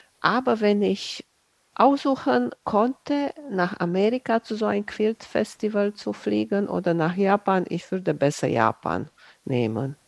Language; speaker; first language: German; non-native, fluent; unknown